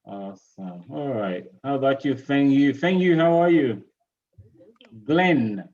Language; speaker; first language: English; native; English